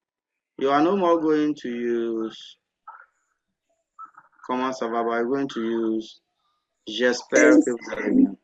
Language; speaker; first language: French; non-native, fluent; Akan